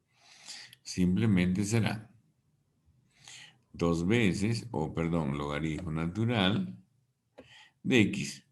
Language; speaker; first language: Spanish; native; Spanish